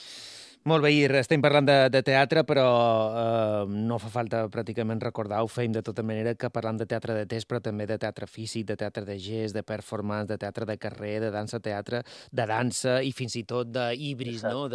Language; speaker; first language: Catalan; native; Catalan